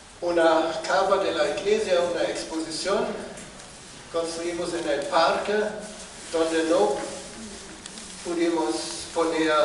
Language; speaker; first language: Spanish; non-native, fluent; German